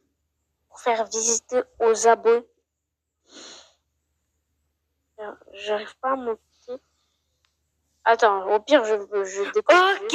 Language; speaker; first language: French; native; French